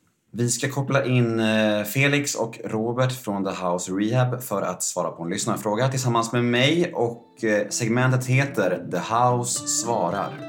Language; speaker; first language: Swedish; native; Swedish